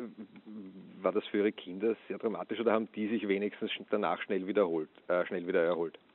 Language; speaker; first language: German; native; German